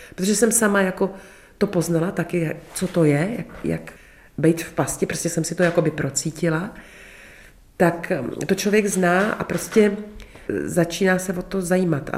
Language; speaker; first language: Czech; native; Czech